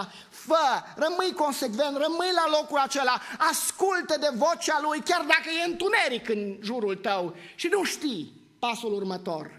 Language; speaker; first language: Romanian; native; Romanian